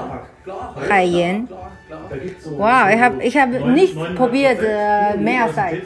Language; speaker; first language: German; non-native, learner; Chinese